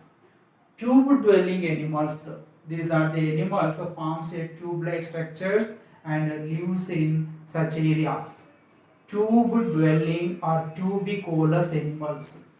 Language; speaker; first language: English; non-native, local second language; Telugu